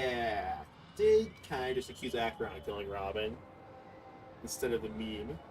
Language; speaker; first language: English; native; English